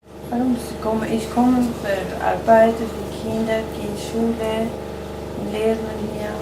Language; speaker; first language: German; non-native, learner; Albanian